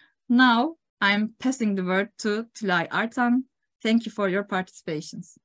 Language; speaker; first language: English; non-native, fluent; Turkish